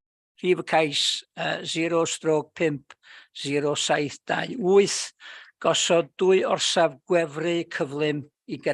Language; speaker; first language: Welsh; native; Welsh